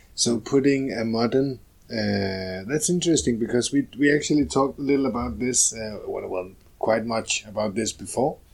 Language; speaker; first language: English; non-native, fluent; Danish